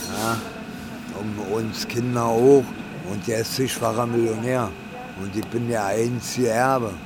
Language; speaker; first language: German; early bilingual, other home language; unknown